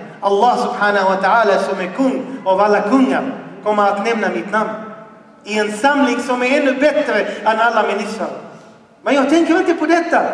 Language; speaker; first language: Swedish; non-native, fluent; Arabic